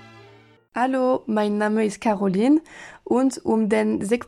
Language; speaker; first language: German; non-native, learner; French